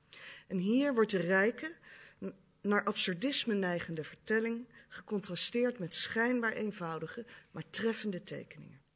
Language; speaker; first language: Dutch; native; Dutch